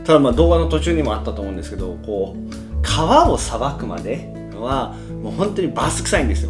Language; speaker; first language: Japanese; native; Japanese